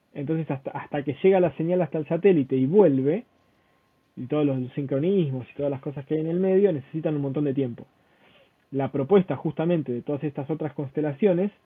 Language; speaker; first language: Spanish; native; Spanish